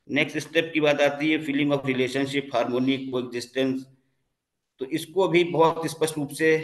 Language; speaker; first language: Hindi; native; Hindi